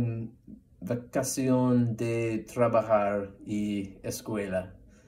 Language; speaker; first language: Spanish; non-native, learner; English